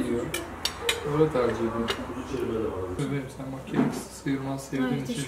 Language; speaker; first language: Turkish; native; Turkish